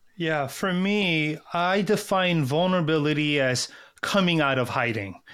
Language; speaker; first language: English; early bilingual, other home language; Korean